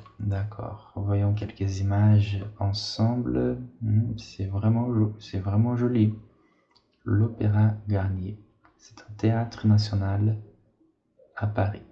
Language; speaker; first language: French; non-native, fluent; Portuguese